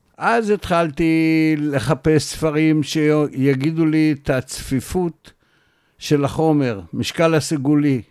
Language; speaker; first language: Hebrew; native; Hebrew